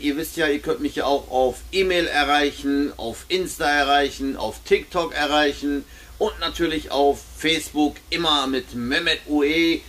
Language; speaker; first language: German; native; German